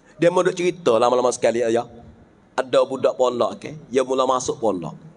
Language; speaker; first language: Malay; native; Malay